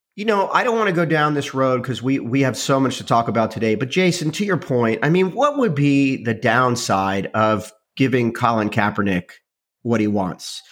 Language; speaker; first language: English; native; English